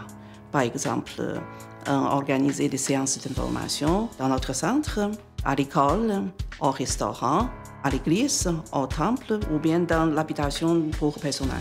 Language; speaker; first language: French; non-native, fluent; Chinese